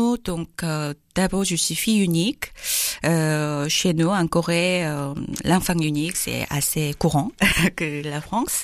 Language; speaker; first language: French; non-native, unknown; Korean